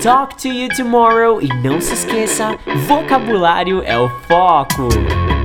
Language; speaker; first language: Portuguese; native; Portuguese